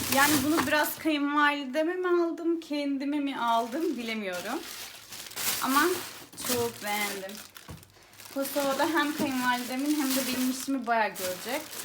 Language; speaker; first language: Turkish; early bilingual, heritage; Turkish